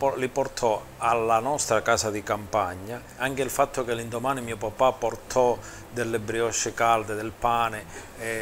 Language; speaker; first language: Italian; native; Italian